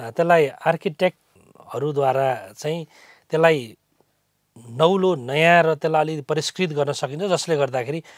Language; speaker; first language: Nepali; native; Nepali